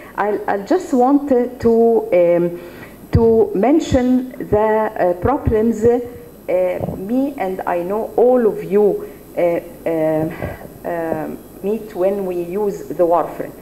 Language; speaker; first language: English; non-native, fluent; Arabic